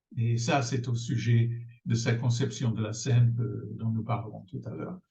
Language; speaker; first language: French; non-native, fluent; English